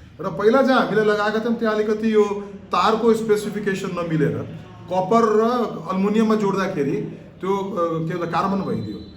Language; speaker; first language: Nepali; non-native, local second language; Marwari